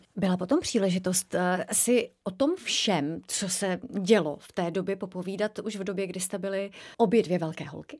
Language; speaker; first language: Czech; native; Czech